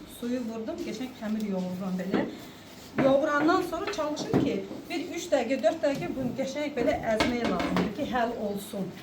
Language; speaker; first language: Azerbaijani; non-native, local second language; Lezghian